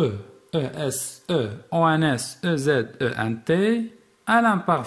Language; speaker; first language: French; non-native, local second language; Arabic